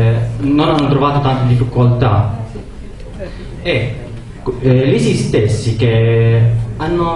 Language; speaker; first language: Italian; non-native, learner; Arabic